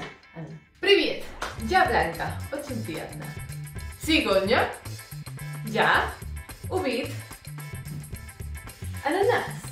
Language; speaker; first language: Russian; non-native, learner; Spanish